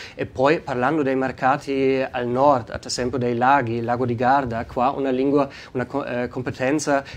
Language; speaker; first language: Italian; non-native, fluent; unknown